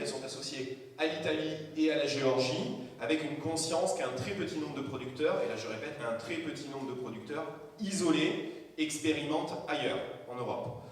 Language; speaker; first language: French; native; French